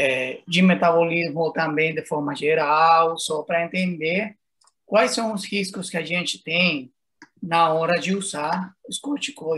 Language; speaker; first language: Portuguese; non-native, fluent; Spanish